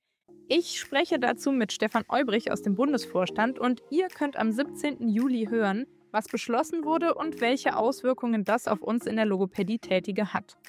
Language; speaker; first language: German; native; German